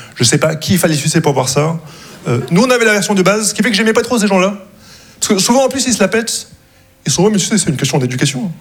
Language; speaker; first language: French; non-native, local second language; Arabic